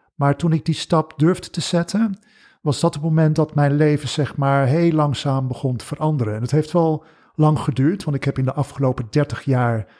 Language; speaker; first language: Dutch; early bilingual, other home language; English